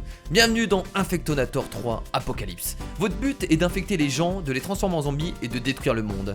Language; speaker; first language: French; native; French